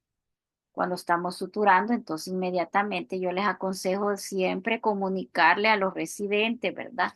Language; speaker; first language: Spanish; native; Spanish